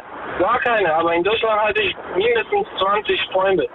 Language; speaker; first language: German; early bilingual, other home language; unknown